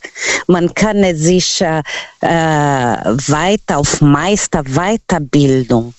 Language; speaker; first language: German; non-native, learner; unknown